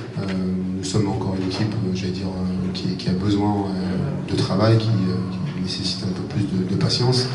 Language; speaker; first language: French; native; French